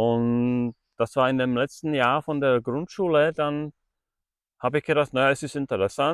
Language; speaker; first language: German; non-native, fluent; Czech